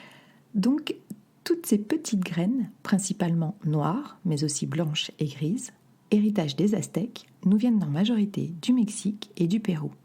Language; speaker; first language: French; native; French